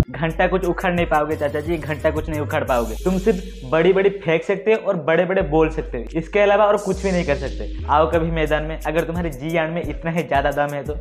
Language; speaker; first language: Hindi; native; Hindi